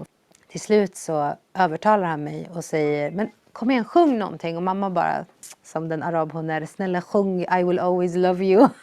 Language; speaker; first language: Swedish; early bilingual, other home language; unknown